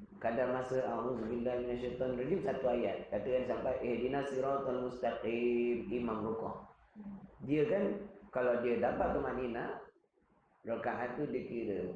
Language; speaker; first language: Malay; native; Malay